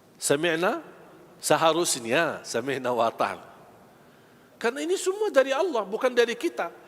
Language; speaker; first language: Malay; non-native, fluent; Arabic